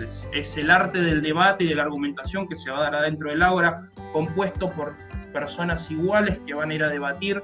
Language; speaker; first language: Spanish; native; Spanish